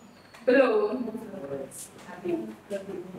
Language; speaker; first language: Indonesian; native; Indonesian